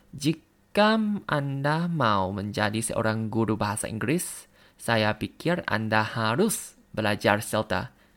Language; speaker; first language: Indonesian; non-native, learner; Thai